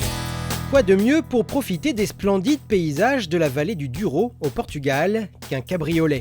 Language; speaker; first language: French; native; French